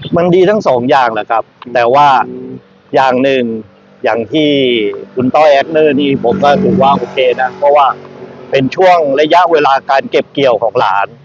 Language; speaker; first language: Thai; native; Thai